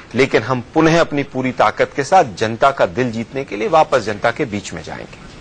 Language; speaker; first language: Hindi; native; Hindi